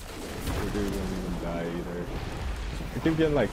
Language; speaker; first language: English; native; English